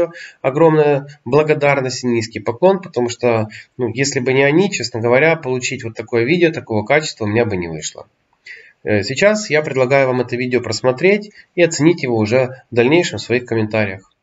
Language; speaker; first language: Russian; native; Russian